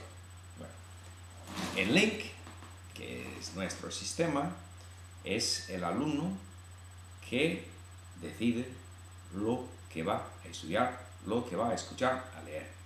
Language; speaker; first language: Spanish; non-native, fluent; English